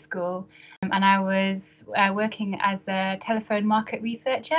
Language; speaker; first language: English; native; English